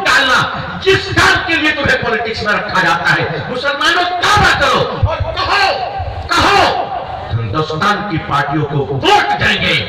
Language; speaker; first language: Urdu; native; Urdu